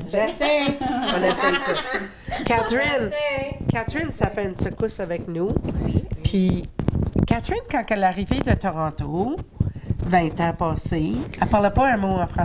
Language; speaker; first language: French; native; French